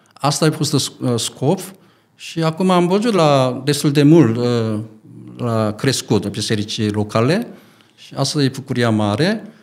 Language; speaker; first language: Romanian; non-native, learner; Korean